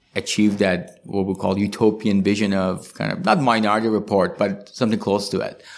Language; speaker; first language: English; non-native, fluent; Persian